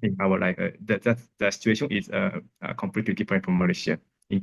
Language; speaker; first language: English; non-native, learner; Japanese